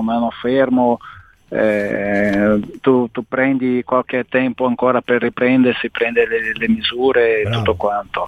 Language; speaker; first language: Italian; non-native, fluent; Portuguese